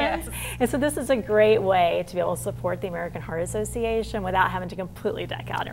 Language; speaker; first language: English; native; English